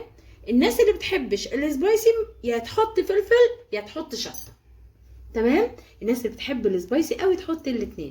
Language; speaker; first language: Arabic; native; Arabic